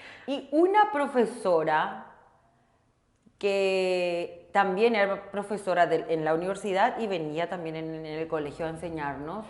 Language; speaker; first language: Spanish; non-native, local second language; Korean